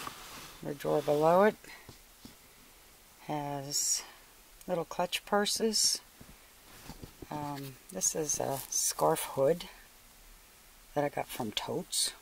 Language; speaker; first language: English; native; English